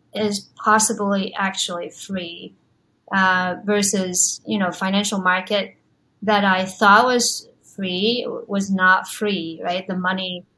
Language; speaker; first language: English; non-native, fluent; Chinese